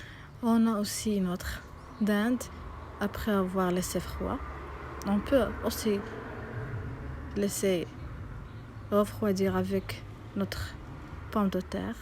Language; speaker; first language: French; non-native, local second language; Arabic